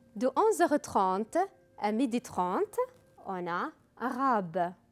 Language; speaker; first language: French; non-native, local second language; Arabic